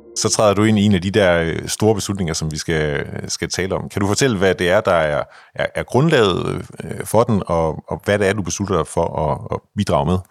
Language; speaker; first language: Danish; native; Danish